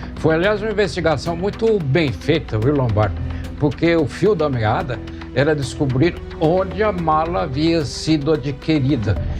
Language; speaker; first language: Portuguese; native; Portuguese